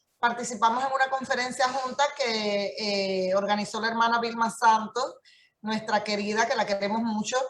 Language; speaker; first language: Spanish; native; Spanish